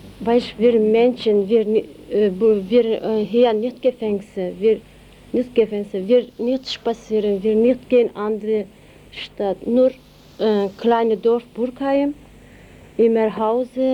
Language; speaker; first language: German; non-native, learner; Turkish